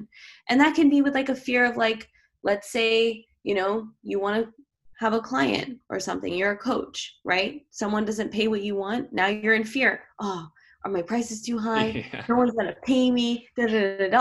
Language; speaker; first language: English; native; English